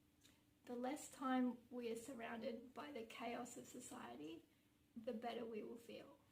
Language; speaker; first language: English; native; English